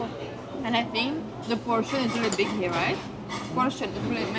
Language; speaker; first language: English; non-native, fluent; Czech